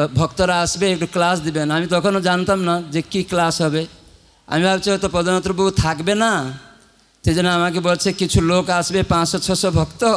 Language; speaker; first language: Bangla; non-native, fluent; Odia